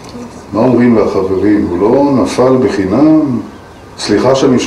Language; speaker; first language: Hebrew; native; Hebrew